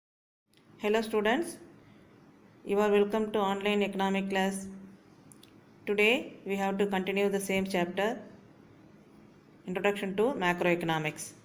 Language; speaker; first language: English; non-native, local second language; Tamil